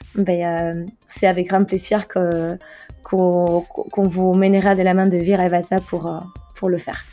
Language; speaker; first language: French; non-native, fluent; Spanish